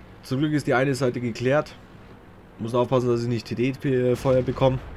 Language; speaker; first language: German; native; German